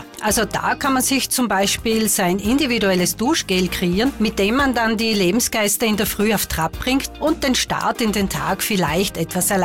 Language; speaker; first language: German; native; German